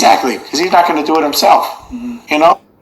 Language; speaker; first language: English; native; English